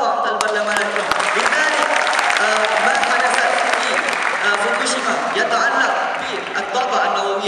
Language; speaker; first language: Arabic; non-native, learner; Malay